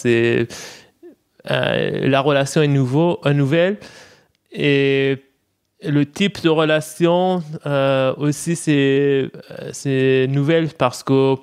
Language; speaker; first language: French; non-native, fluent; Persian